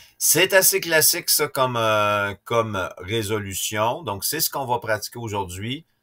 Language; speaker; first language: French; native; French